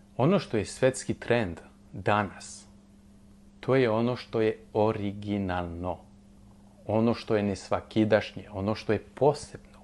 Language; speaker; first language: Bosnian; non-native, fluent; French